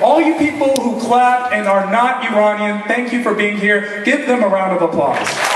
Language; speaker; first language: English; early bilingual, other home language; Persian